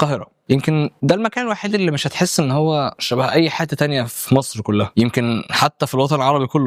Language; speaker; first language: Arabic; native; Arabic